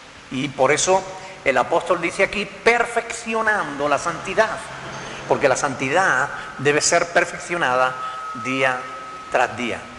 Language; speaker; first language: Spanish; native; Spanish